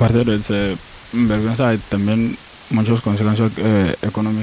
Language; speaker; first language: Spanish; non-native, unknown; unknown